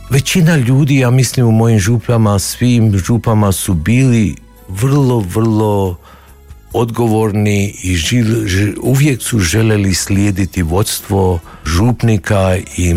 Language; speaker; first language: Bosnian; early bilingual, heritage; Croatian